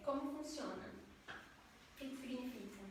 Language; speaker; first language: Portuguese; native; Portuguese